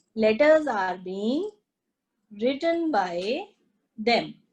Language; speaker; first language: English; non-native, local second language; Punjabi